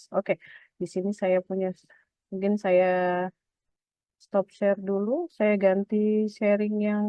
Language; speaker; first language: Indonesian; native; Indonesian